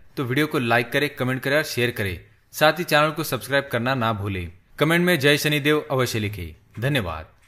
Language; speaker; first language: Hindi; native; Hindi